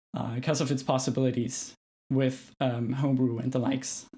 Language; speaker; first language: English; non-native, fluent; German